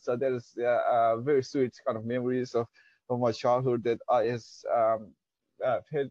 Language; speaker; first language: English; non-native, local second language; Persian